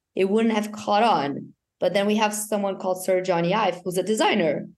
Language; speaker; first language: English; non-native, fluent; Portuguese